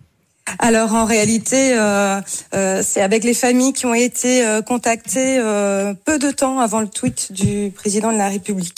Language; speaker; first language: French; native; French